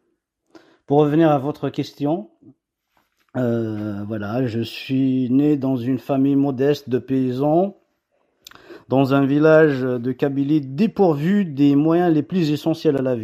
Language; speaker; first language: French; non-native, local second language; Kabyle